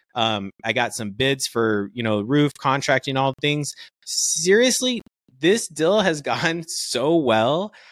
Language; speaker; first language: English; native; English